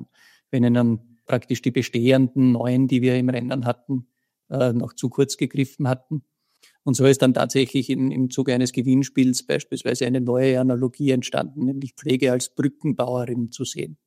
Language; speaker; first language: German; native; German